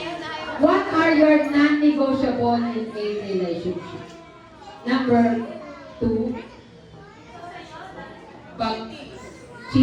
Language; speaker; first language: English; non-native, local second language; Filipino